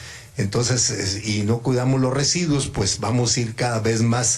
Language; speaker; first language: Spanish; native; Spanish